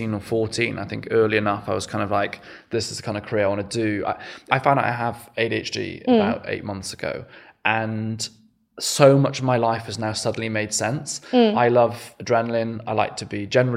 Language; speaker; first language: English; native; English